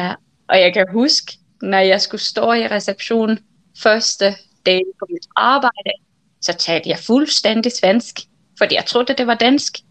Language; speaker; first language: Danish; non-native, fluent; Finnish